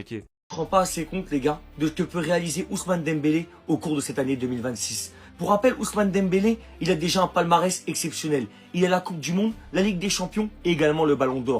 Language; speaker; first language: French; native; French